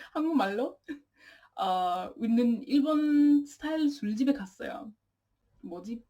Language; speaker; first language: Korean; non-native, learner; English